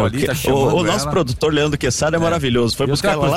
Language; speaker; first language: Portuguese; native; Portuguese